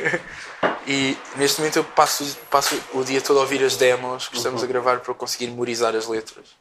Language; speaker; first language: Portuguese; native; Portuguese